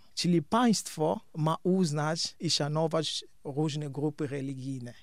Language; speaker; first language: Polish; non-native, fluent; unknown